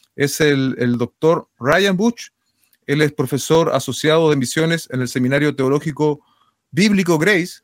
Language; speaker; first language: Spanish; native; Spanish